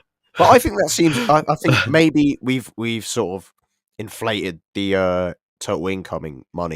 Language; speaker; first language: English; native; English